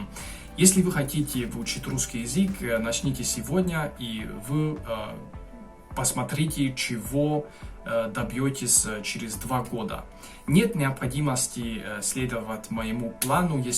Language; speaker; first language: Russian; non-native, fluent; Hungarian